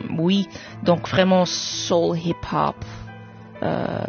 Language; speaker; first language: French; non-native, fluent; English